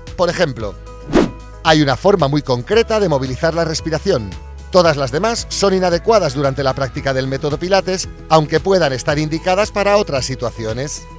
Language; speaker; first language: Spanish; native; Spanish